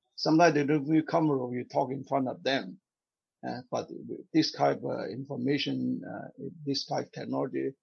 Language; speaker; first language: English; non-native, fluent; Vietnamese